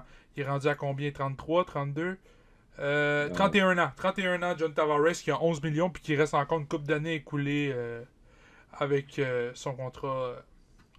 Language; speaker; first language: French; native; French